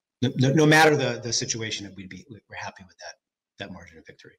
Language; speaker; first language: English; native; English